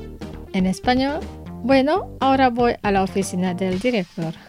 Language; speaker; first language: Spanish; non-native, fluent; Indonesian